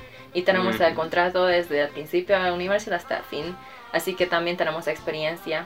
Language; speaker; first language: Spanish; non-native, fluent; Hungarian